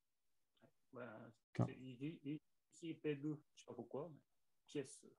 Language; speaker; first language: French; non-native, learner; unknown